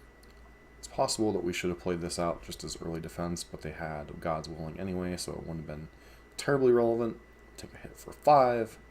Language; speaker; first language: English; native; English